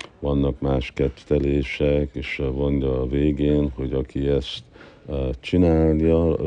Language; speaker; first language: Hungarian; early bilingual, heritage; Hungarian